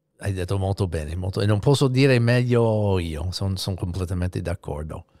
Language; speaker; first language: Italian; non-native, fluent; English